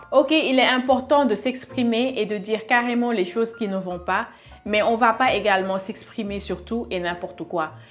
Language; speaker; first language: French; non-native, local second language; Wolof